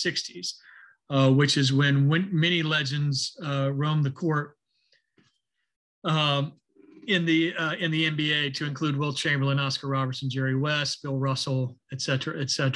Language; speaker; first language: English; native; English